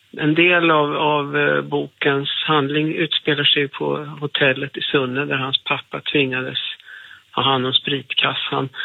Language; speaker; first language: Swedish; native; Swedish